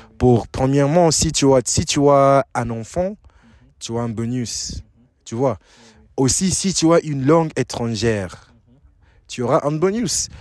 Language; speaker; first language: French; non-native, fluent; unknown